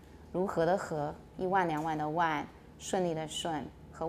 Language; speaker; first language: Chinese; non-native, fluent; English